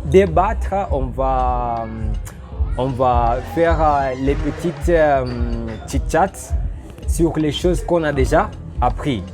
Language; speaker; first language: French; non-native, learner; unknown